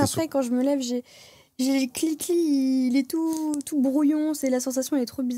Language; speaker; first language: French; native; French